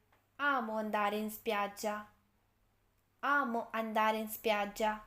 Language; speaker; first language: Italian; non-native, fluent; Urdu